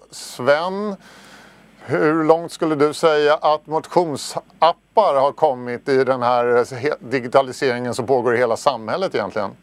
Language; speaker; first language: Swedish; native; Swedish